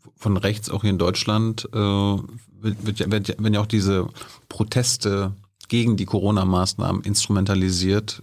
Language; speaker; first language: German; native; German